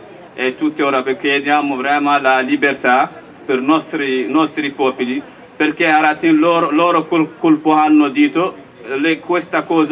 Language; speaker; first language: Italian; non-native, learner; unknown